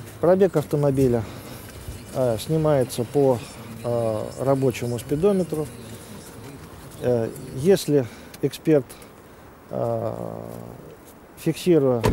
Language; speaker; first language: Russian; native; Russian